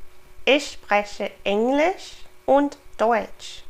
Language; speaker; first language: German; non-native, fluent; English